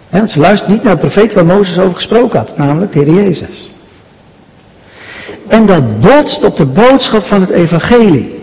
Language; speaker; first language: Dutch; native; Dutch